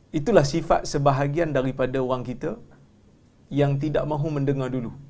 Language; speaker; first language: Malay; native; Malay